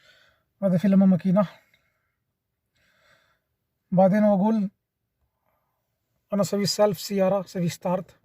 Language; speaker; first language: Arabic; non-native, learner; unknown